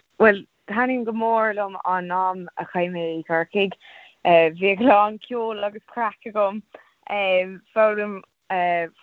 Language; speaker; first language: Irish; non-native, local second language; English